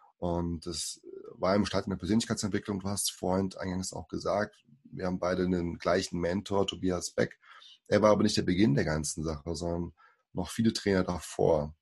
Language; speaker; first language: German; early bilingual, other home language; Portuguese